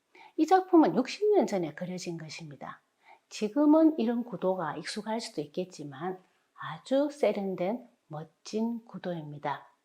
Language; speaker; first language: Korean; native; Korean